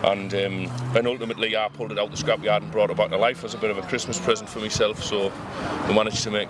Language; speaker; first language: English; native; English